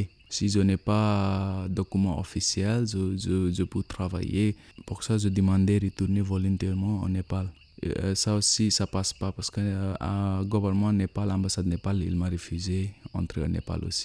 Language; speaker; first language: French; non-native, learner; Nepali